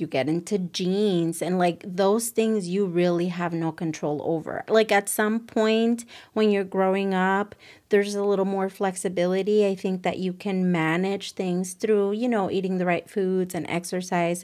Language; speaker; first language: English; early bilingual, other home language; Spanish